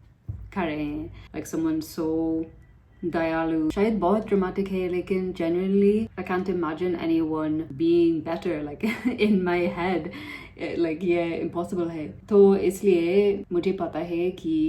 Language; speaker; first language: Hindi; non-native, learner; English